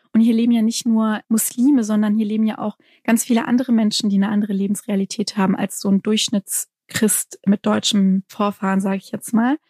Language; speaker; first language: German; native; German